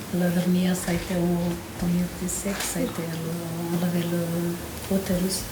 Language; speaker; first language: French; non-native, fluent; Portuguese